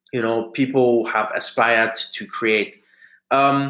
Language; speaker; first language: English; early bilingual, other home language; German